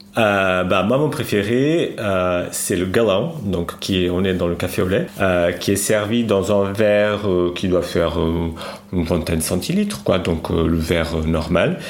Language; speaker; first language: French; non-native, fluent; Portuguese